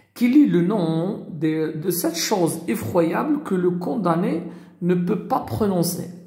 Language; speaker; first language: French; non-native, local second language; Arabic